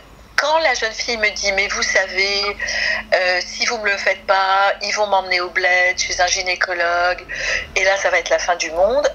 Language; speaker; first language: French; native; French